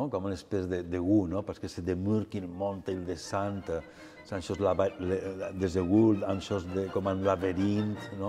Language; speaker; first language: French; non-native, fluent; Catalan